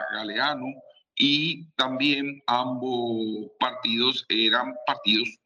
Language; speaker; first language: Spanish; native; Spanish